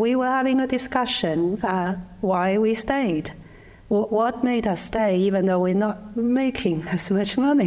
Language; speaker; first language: English; non-native, fluent; Chinese